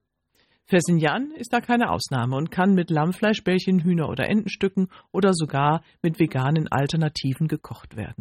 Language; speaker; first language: German; native; German